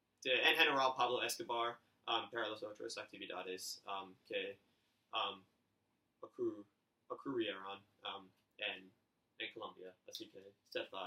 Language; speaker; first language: Spanish; non-native, learner; English